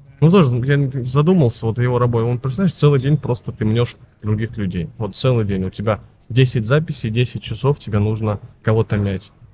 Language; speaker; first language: Russian; native; Russian